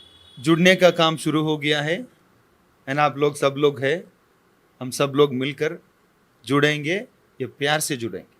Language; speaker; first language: Hindi; non-native, local second language; Tamil